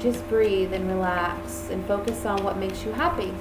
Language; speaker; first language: English; native; English